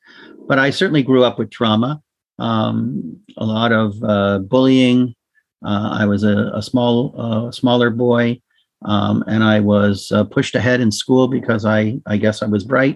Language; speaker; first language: English; native; English